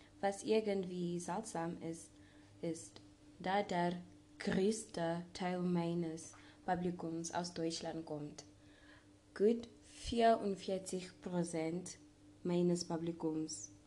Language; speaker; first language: German; non-native, learner; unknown